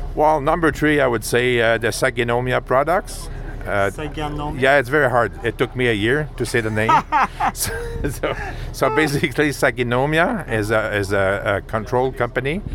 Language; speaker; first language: English; non-native, fluent; French